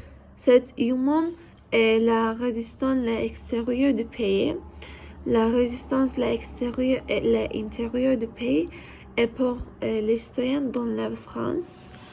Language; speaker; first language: French; non-native, learner; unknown